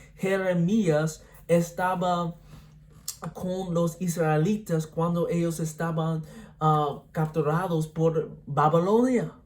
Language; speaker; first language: Spanish; non-native, learner; English